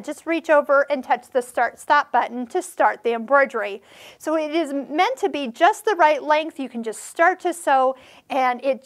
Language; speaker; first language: English; native; English